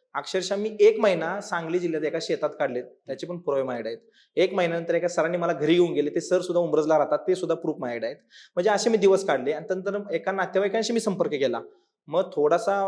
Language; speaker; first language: Marathi; native; Marathi